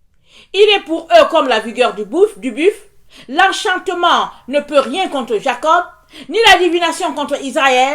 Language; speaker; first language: French; native; French